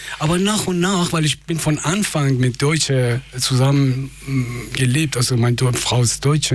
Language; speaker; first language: German; non-native, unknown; Persian